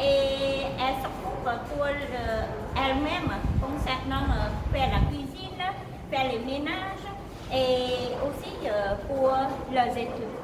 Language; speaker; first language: French; non-native, learner; Khmer